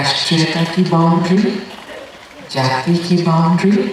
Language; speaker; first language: Hindi; native; Hindi